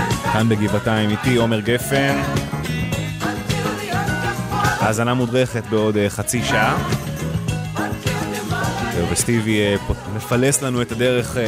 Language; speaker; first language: Hebrew; native; Hebrew